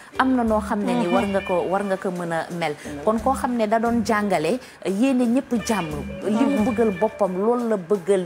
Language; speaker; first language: Wolof; native; Wolof